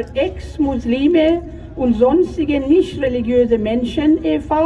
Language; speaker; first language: German; non-native, fluent; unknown